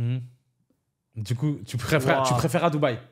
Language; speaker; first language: French; native; French